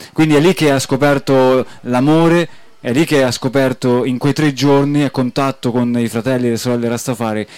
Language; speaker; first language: Italian; native; Italian